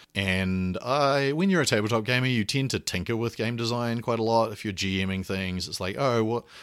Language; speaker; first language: English; native; English